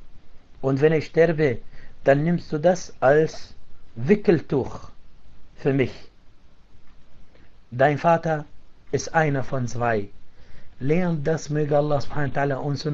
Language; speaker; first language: German; non-native, fluent; Arabic